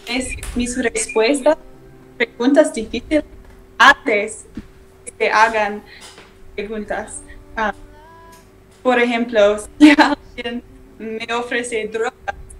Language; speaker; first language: Spanish; non-native, learner; English